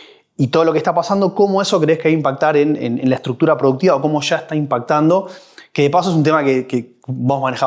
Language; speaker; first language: Spanish; native; Spanish